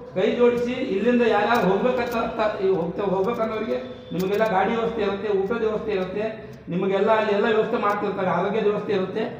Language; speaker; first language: Kannada; non-native, local second language; Lambadi